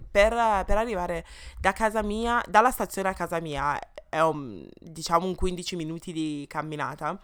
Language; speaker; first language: Italian; early bilingual, other home language; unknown